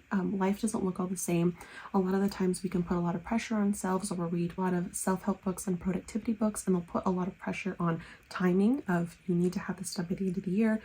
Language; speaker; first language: English; native; English